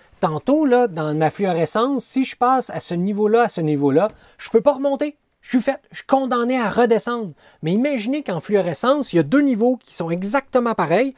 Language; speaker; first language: French; native; French